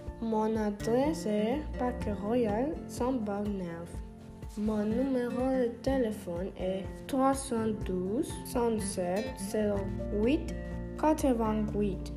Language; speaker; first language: French; non-native, learner; Spanish